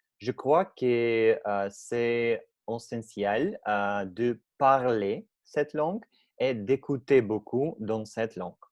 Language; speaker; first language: French; non-native, learner; Russian